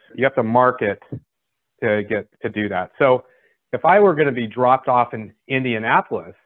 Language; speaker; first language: English; native; English